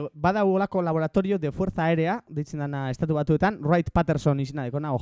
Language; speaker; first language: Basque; native; Basque